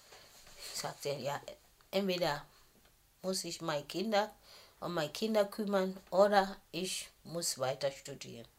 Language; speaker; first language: German; non-native, fluent; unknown